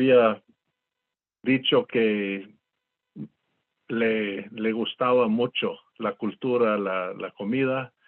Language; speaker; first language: Spanish; non-native, fluent; English